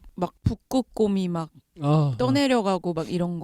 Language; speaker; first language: Korean; native; Korean